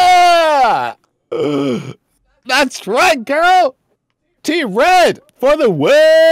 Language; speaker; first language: English; native; English